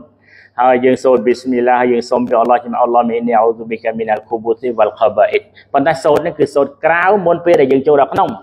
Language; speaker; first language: Khmer; native; Khmer